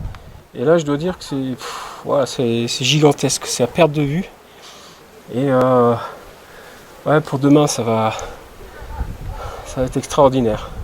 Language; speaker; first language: French; native; French